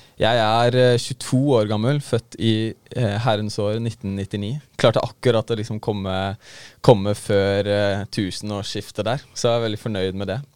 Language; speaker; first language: Norwegian; native; Norwegian